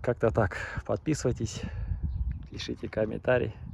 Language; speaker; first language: Russian; non-native, local second language; Kazakh